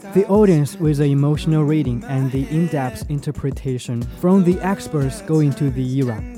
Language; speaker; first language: English; non-native, fluent; Chinese